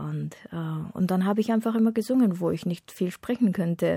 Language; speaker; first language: German; non-native, fluent; Mongolian